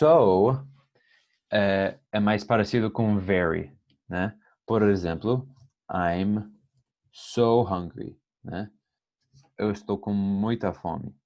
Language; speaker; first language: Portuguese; non-native, fluent; English